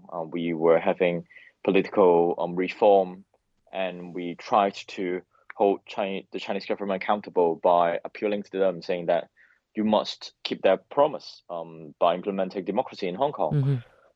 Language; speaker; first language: English; non-native, local second language; Cantonese